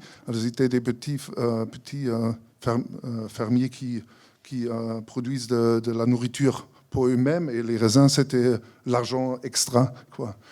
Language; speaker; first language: French; non-native, fluent; German